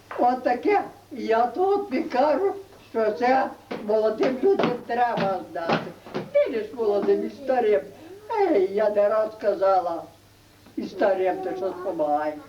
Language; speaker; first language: Ukrainian; native; Ukrainian